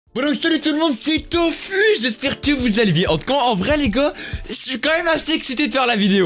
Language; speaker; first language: French; native; French